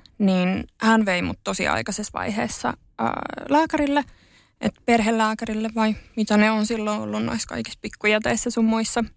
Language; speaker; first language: Finnish; native; Finnish